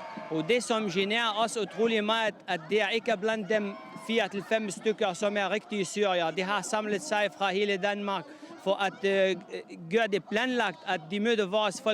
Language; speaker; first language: Danish; non-native, fluent; Arabic